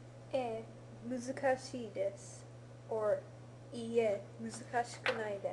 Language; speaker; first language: Japanese; non-native, learner; English